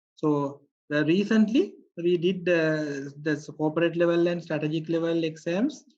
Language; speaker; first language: English; non-native, local second language; Sinhala